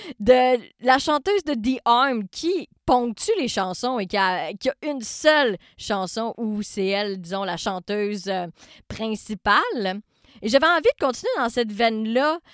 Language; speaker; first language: French; native; French